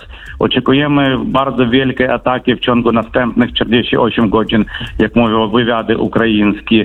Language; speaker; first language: Polish; non-native, fluent; Ukrainian